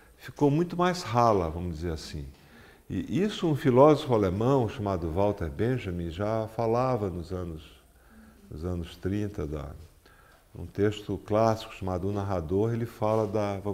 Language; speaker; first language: Portuguese; native; Portuguese